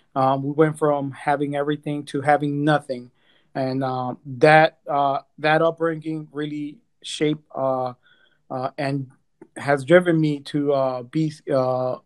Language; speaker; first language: English; early bilingual, other home language; Spanish